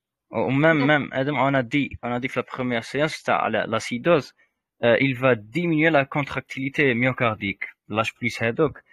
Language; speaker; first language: French; non-native, local second language; Arabic